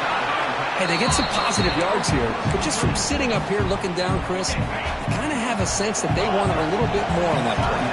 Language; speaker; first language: English; native; English